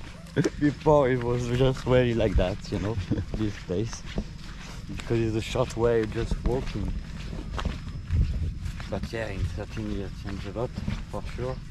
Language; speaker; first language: English; non-native, learner; French